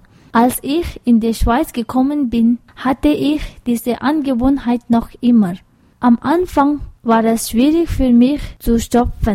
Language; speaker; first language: German; non-native, fluent; Tibetan